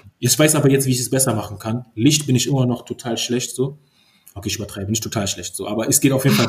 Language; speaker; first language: German; early bilingual, other home language; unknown